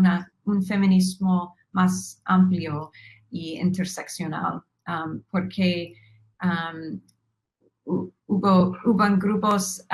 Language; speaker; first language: Spanish; non-native, fluent; English